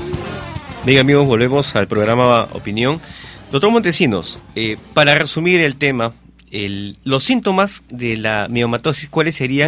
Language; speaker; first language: Spanish; native; Spanish